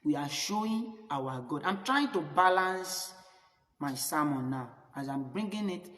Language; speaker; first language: English; non-native, local second language; Yoruba